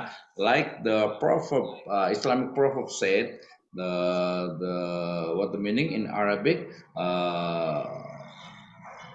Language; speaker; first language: English; non-native, learner; Indonesian